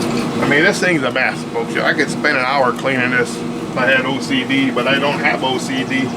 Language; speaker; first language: English; native; English